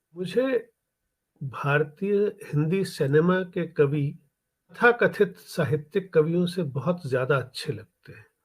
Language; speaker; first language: Hindi; native; Hindi